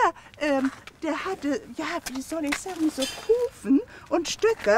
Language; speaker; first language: German; native; German